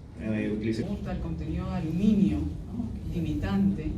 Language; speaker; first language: Spanish; native; Spanish